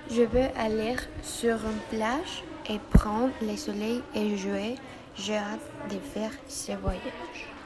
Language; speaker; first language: French; non-native, learner; Spanish